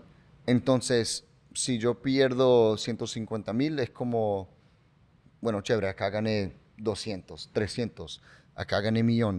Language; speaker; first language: Spanish; early bilingual, heritage; English